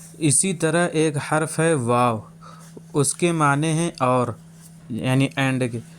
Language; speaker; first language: Urdu; native; Urdu